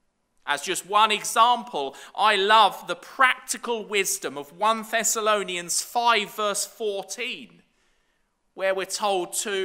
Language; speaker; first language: English; native; English